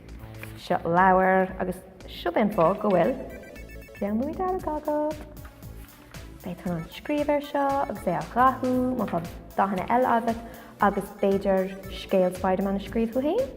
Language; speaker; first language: Irish; non-native, local second language; English